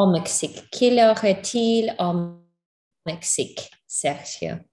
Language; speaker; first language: French; non-native, fluent; English